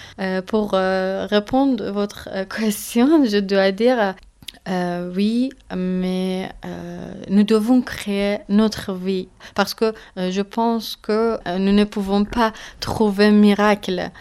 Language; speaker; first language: French; non-native, learner; Persian